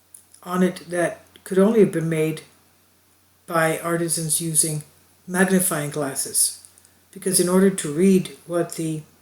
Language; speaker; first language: English; non-native, fluent; Greek